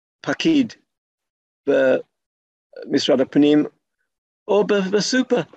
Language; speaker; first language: Hebrew; non-native, fluent; English